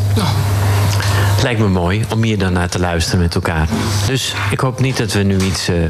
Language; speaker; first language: Dutch; native; Dutch